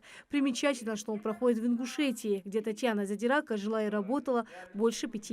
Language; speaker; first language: Russian; native; Russian